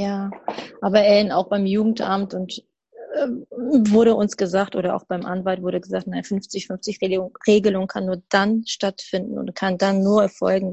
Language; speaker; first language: German; native; German